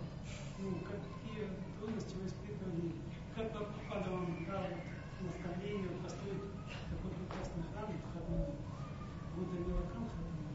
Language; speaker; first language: Russian; native; Russian